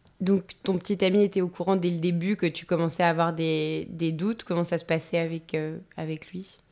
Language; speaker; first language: French; native; French